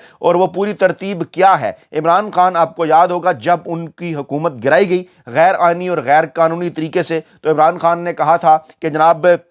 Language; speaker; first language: Urdu; native; Urdu